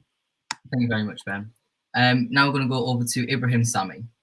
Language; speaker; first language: English; native; English